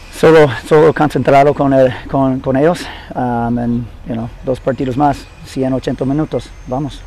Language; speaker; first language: Spanish; non-native, learner; English